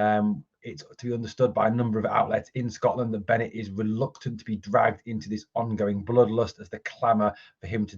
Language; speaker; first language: English; native; English